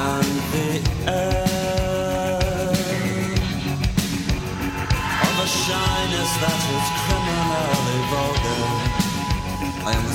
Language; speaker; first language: English; native; English